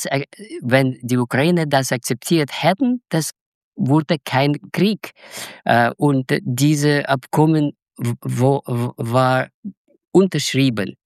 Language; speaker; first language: German; non-native, learner; Russian